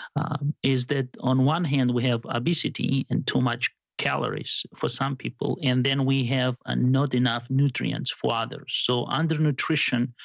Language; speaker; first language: English; non-native, fluent; Georgian